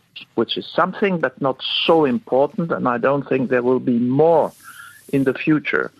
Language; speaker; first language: English; non-native, fluent; French